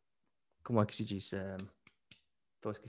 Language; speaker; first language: Portuguese; non-native, fluent; English